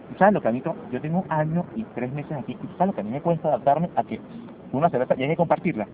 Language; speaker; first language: Spanish; native; Spanish